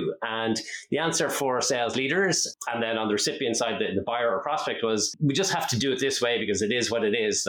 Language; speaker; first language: English; native; English